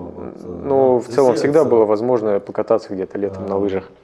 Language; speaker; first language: Russian; non-native, fluent; German